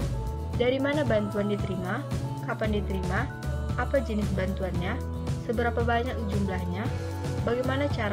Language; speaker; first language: Indonesian; native; Indonesian